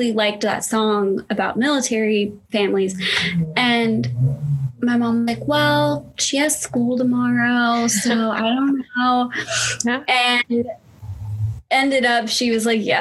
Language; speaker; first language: English; native; English